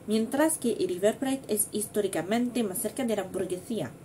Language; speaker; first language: Spanish; non-native, learner; French